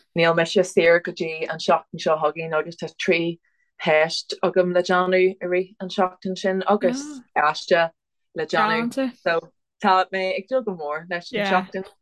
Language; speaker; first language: Irish; non-native, local second language; English